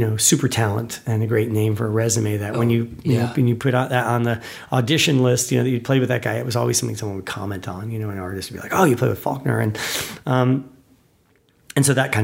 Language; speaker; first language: English; native; English